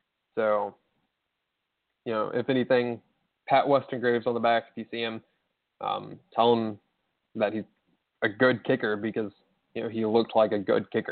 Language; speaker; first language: English; native; English